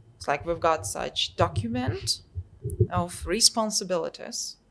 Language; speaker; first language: English; non-native, fluent; Ukrainian